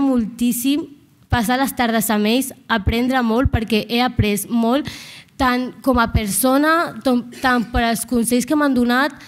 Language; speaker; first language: Catalan; non-native, local second language; Arabic